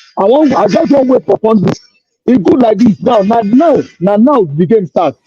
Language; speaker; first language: Nigerian Pidgin; native; Nigerian Pidgin